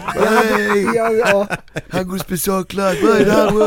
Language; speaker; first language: Swedish; native; Swedish